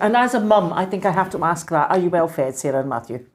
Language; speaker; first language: English; native; English